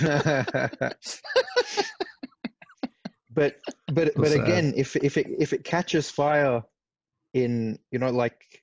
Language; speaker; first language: English; non-native, fluent; Arabic